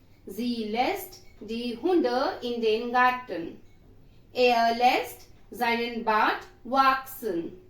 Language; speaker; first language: German; non-native, fluent; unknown